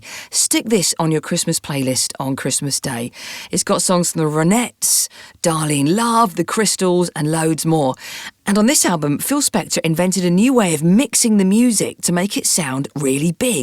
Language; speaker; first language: English; native; English